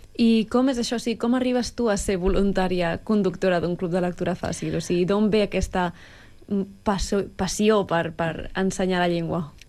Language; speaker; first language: Catalan; native; Catalan